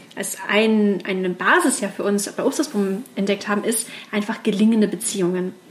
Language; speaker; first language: German; native; German